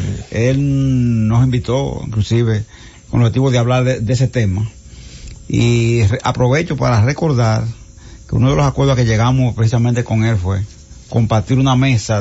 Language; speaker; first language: Spanish; native; Spanish